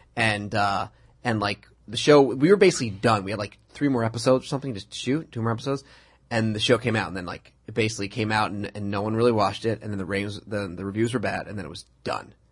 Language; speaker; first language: English; native; English